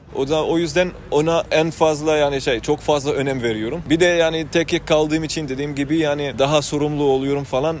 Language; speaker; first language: Turkish; non-native, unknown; Arabic